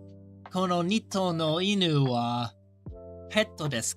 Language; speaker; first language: Japanese; non-native, learner; English